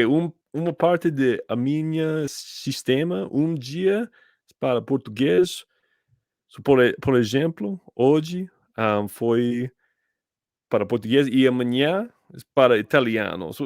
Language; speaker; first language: Portuguese; non-native, learner; English